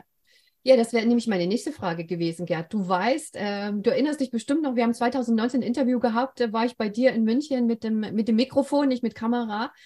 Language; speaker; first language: German; native; German